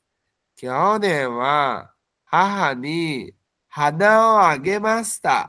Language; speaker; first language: Japanese; non-native, fluent; Bangla